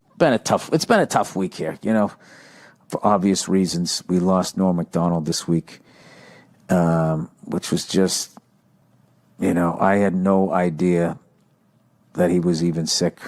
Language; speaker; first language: English; native; English